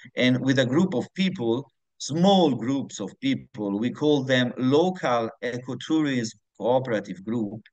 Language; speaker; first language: English; non-native, fluent; Italian